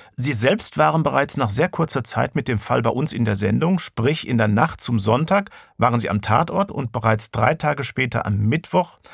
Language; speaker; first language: German; native; German